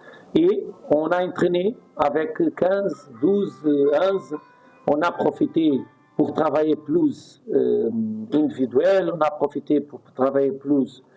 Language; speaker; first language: French; non-native, fluent; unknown